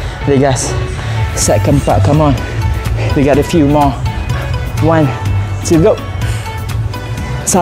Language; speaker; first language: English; non-native, local second language; Malay